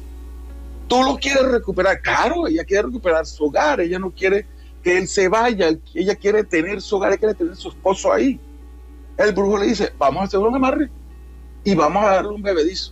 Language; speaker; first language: Spanish; native; Spanish